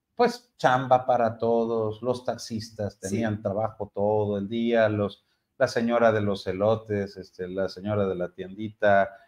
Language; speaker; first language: Spanish; native; Spanish